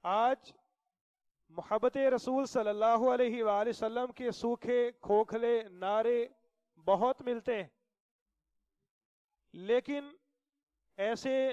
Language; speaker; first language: Urdu; non-native, local second language; Punjabi